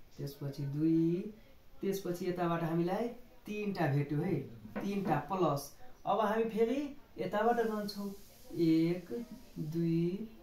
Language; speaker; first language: Nepali; non-native, local second language; Maithili